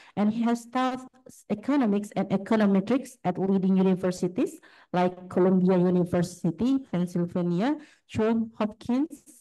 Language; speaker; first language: English; non-native, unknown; Indonesian